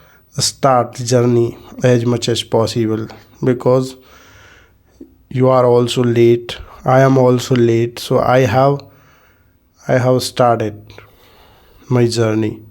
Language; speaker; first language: English; non-native, learner; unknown